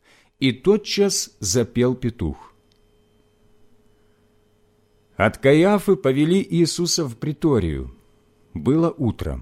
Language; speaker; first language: Russian; native; Russian